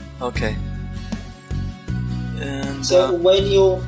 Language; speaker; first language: English; non-native, fluent; Chinese